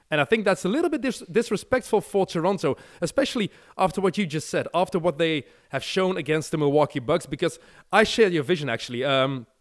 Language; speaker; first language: English; non-native, fluent; Dutch